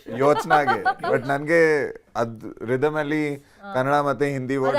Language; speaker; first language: Kannada; non-native, local second language; Punjabi